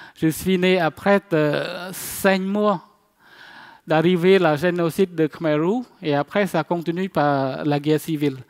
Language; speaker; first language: French; non-native, fluent; Khmer